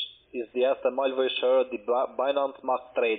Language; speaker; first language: German; non-native, learner; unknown